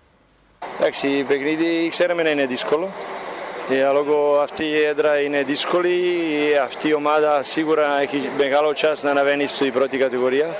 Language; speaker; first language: Greek; non-native, learner; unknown